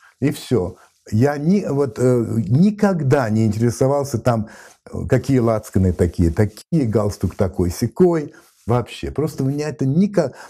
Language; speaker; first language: Russian; non-native, fluent; French